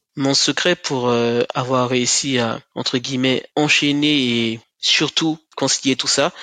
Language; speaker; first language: French; native; French